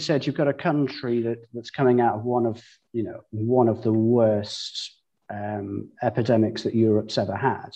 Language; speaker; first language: English; native; English